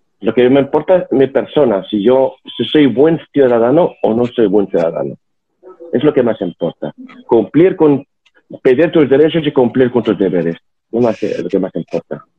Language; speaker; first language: Spanish; non-native, fluent; Arabic